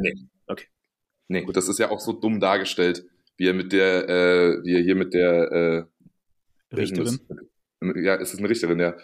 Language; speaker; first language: German; native; German